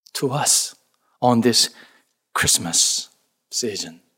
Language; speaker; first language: English; non-native, fluent; Korean